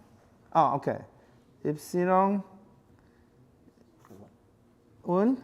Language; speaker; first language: German; non-native, learner; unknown